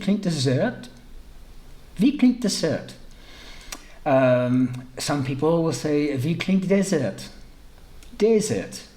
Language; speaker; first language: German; early bilingual, heritage; English